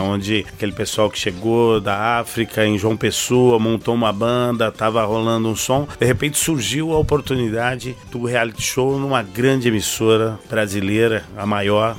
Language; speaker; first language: Portuguese; native; Portuguese